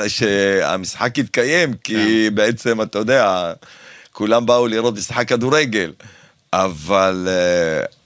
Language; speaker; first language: Hebrew; native; Hebrew